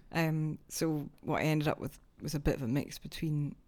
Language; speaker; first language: English; native; English